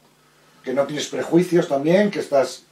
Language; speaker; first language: Spanish; native; Spanish